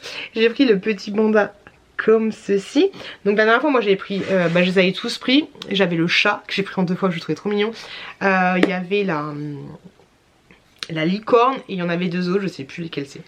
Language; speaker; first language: French; native; French